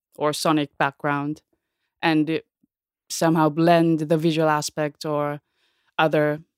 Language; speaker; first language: English; non-native, fluent; Korean